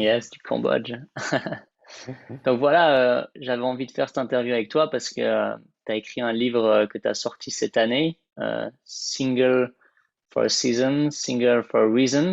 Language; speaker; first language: French; native; French